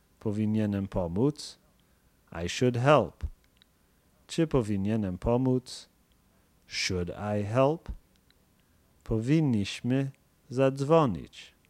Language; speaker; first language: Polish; non-native, fluent; English